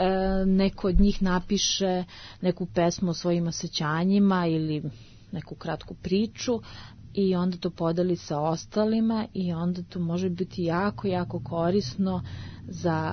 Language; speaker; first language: Serbian; native; Serbian